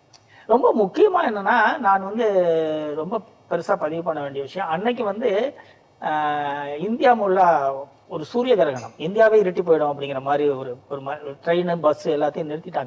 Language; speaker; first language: Tamil; native; Tamil